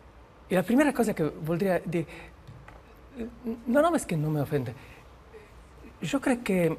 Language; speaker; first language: Catalan; non-native, learner; Polish